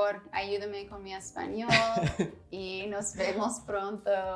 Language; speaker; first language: Spanish; non-native, learner; English